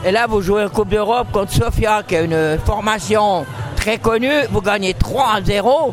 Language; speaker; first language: French; native; French